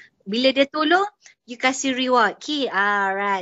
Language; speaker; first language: English; non-native, local second language; Malay